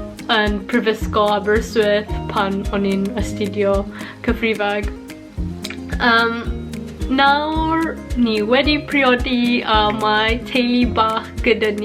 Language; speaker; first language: Welsh; non-native, learner; Malay